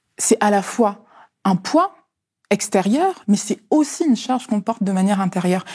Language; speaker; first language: French; early bilingual, other home language; Lingala